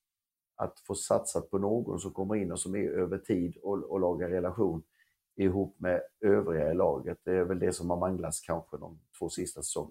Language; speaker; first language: Swedish; native; Swedish